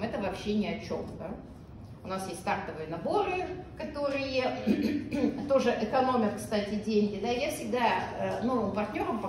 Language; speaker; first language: Russian; native; Russian